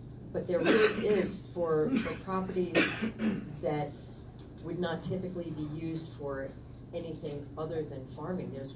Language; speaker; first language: English; native; English